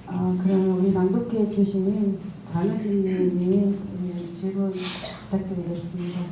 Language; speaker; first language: Korean; native; Korean